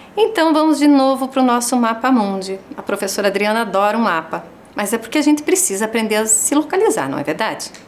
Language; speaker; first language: Portuguese; native; Portuguese